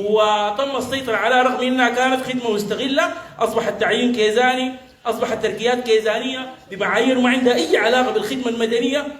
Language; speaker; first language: Arabic; native; Arabic